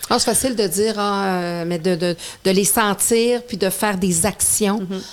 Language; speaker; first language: French; native; French